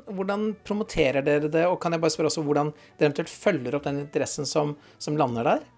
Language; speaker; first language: Norwegian; native; Norwegian